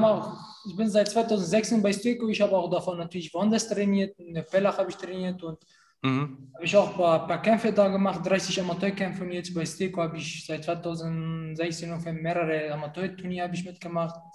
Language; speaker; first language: German; non-native, fluent; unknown